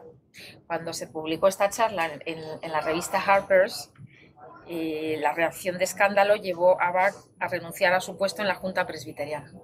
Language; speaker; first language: Spanish; native; Spanish